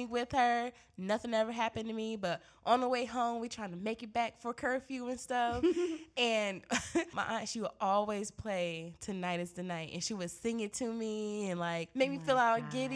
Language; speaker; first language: English; native; English